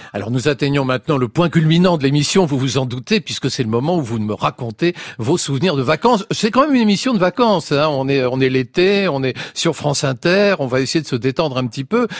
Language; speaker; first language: French; native; French